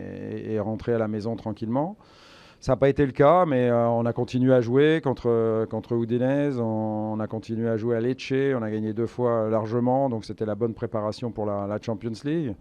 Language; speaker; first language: French; native; French